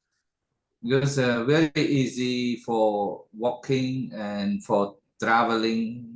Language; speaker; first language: English; non-native, learner; Khmer